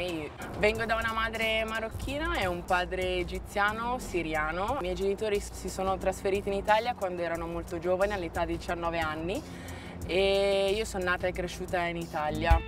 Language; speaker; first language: Italian; early bilingual, other home language; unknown